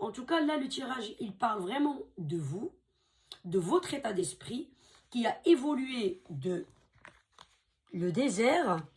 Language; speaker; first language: French; native; French